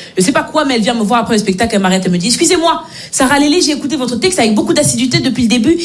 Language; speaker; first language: French; native; French